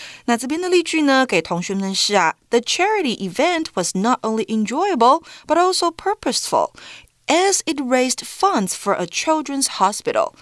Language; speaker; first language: English; non-native, fluent; Chinese